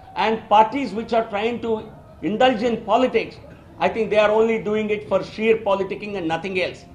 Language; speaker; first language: English; non-native, local second language; Telugu